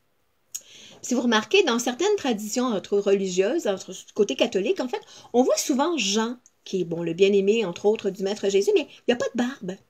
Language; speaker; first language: French; native; French